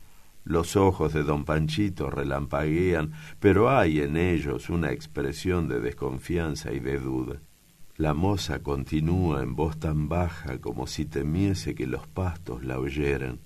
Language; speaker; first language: Spanish; native; Spanish